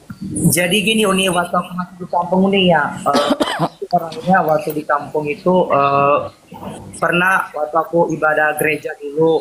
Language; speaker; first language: Indonesian; native; Indonesian